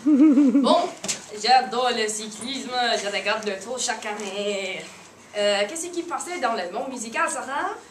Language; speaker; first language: French; non-native, learner; English